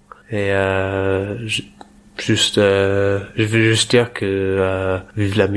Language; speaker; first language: French; non-native, learner; English